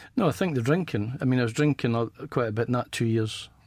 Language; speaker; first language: English; native; English